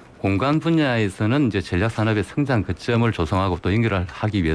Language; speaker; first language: Korean; native; Korean